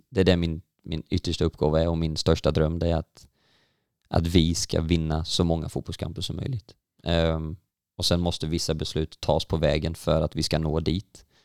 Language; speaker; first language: Swedish; native; Swedish